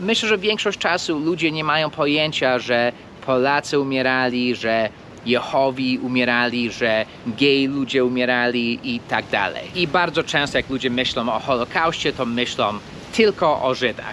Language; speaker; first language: Polish; non-native, fluent; English